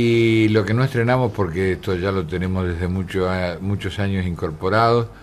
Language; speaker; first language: Spanish; native; Spanish